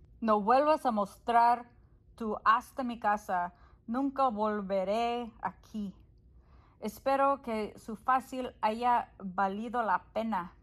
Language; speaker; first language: Spanish; non-native, fluent; English